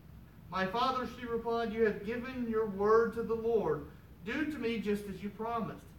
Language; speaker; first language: English; native; English